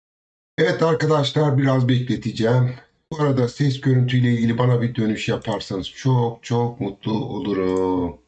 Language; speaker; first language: Turkish; native; Turkish